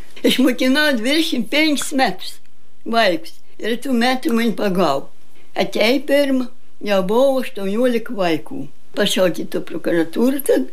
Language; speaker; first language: Lithuanian; native; Lithuanian